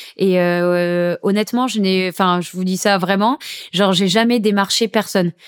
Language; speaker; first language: French; native; French